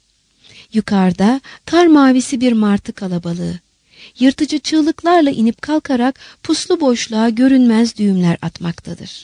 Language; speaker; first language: Turkish; native; Turkish